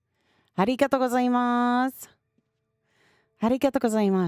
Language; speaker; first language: Japanese; non-native, learner; English